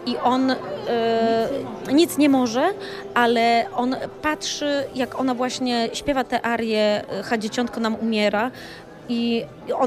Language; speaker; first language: Polish; native; Polish